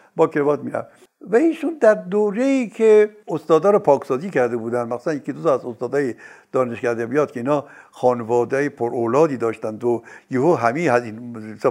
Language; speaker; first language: Persian; native; Persian